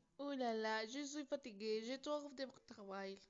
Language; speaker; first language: French; non-native, learner; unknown